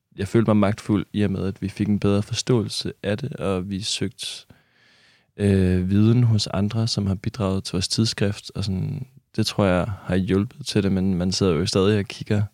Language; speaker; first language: Danish; native; Danish